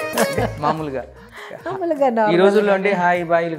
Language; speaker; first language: Telugu; native; Telugu